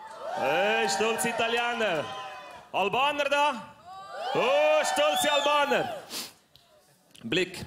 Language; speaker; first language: German; early bilingual, other home language; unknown